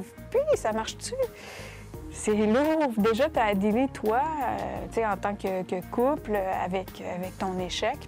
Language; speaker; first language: French; native; French